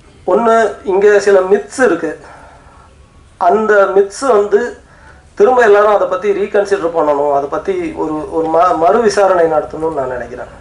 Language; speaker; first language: Tamil; native; Tamil